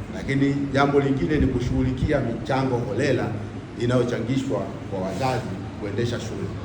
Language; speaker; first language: Swahili; native; Swahili